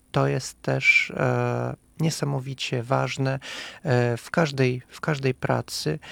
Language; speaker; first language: Polish; non-native, fluent; Russian